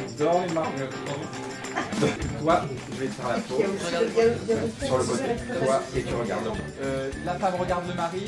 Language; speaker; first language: French; native; French